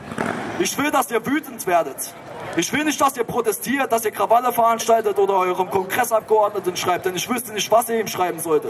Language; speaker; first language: German; native; German